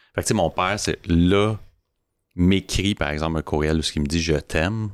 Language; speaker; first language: French; native; French